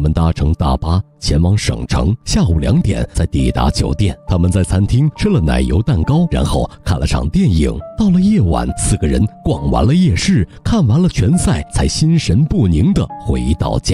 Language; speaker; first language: Chinese; native; Chinese